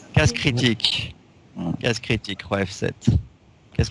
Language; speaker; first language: French; native; French